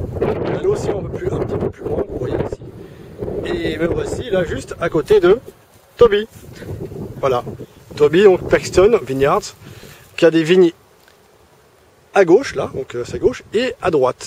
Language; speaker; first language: French; native; French